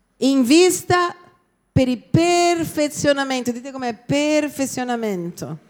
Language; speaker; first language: Italian; non-native, fluent; Portuguese